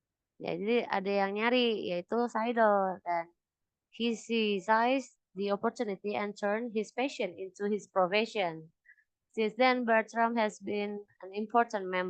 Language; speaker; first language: English; non-native, local second language; Indonesian